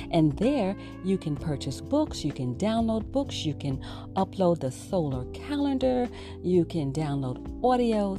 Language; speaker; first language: English; native; English